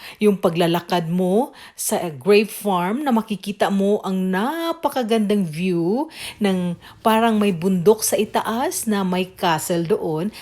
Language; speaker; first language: Filipino; native; Filipino